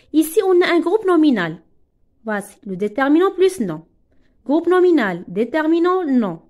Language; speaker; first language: French; non-native, local second language; Arabic